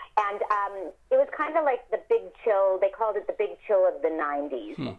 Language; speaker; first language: English; native; English